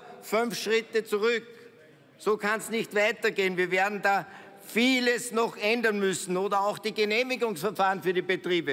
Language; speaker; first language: German; native; German